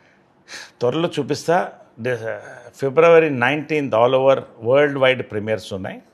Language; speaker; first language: Telugu; native; Telugu